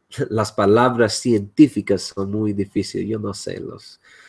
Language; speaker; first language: Spanish; non-native, learner; English